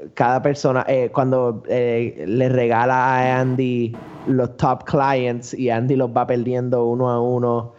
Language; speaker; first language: Spanish; early bilingual, other home language; English